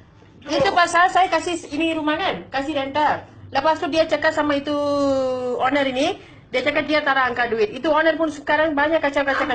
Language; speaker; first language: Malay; non-native, learner; Nepali